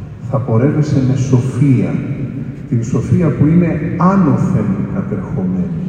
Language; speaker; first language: Greek; native; Greek